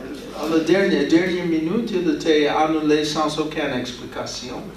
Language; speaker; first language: French; non-native, learner; English